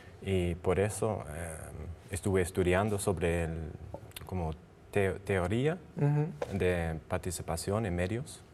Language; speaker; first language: Spanish; non-native, learner; English